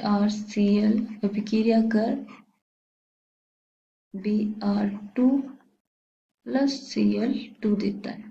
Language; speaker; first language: Hindi; native; Hindi